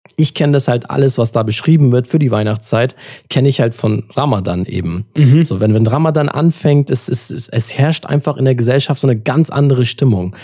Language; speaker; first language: German; early bilingual, other home language; Turkish